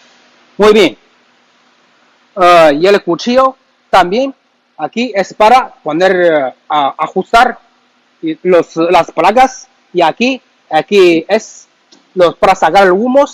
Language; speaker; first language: Spanish; non-native, learner; Chinese